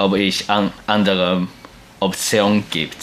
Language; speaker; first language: German; non-native, learner; Chinese